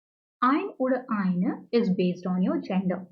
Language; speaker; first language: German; non-native, learner; English